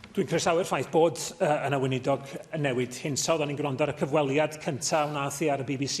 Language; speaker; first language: Welsh; native; Welsh